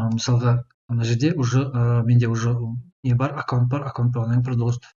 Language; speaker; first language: Russian; non-native, local second language; Kazakh